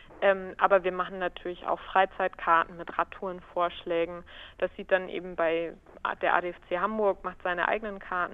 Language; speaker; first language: German; native; German